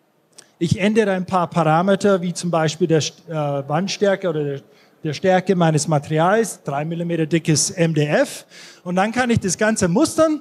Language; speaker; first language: German; non-native, fluent; English